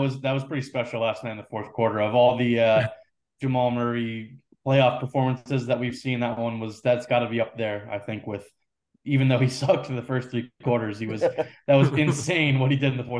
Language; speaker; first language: English; native; English